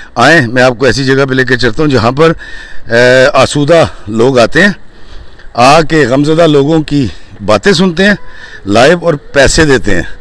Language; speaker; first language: Urdu; non-native, local second language; Punjabi